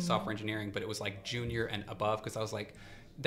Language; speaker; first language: English; native; English